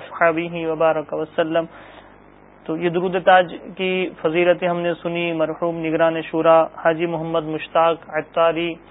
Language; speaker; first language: Urdu; native; Urdu